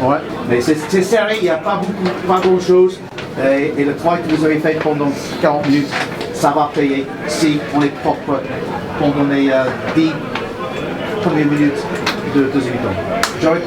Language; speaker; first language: French; non-native, fluent; English